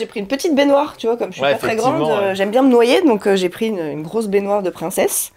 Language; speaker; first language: French; native; French